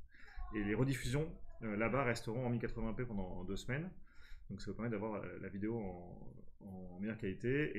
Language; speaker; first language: French; native; French